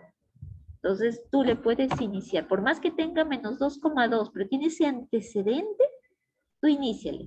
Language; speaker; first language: Spanish; native; Spanish